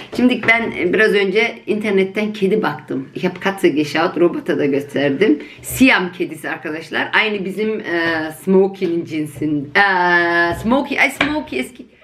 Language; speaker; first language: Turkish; native; Turkish